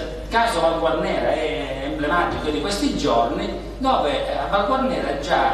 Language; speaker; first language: Italian; native; Italian